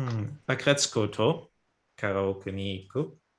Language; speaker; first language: Japanese; non-native, fluent; English